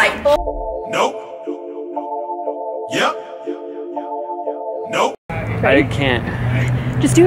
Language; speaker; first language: English; native; English